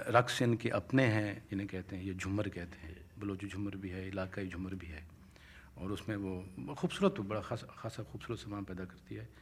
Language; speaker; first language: Urdu; non-native, local second language; Saraiki